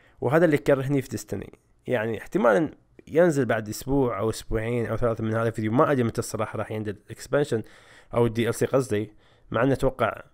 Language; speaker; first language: Arabic; native; Arabic